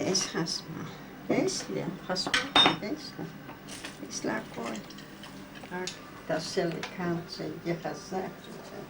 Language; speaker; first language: Hebrew; non-native, fluent; Russian